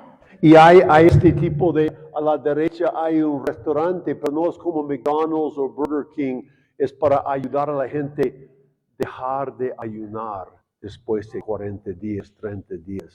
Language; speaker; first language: Spanish; non-native, fluent; English